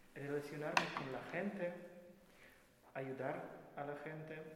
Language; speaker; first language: Spanish; non-native, fluent; Russian